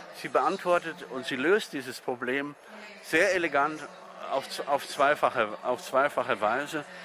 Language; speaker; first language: German; native; German